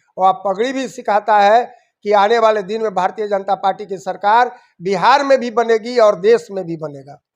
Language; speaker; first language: Hindi; native; Hindi